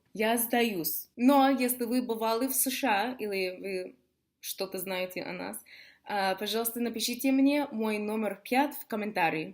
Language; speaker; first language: Russian; non-native, fluent; English